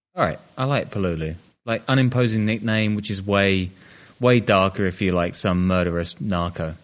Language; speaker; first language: English; native; English